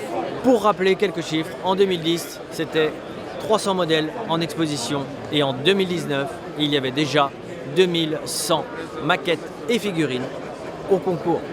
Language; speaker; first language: French; native; French